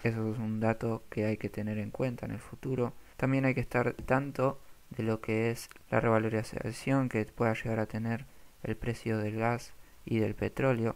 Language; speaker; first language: Spanish; native; Spanish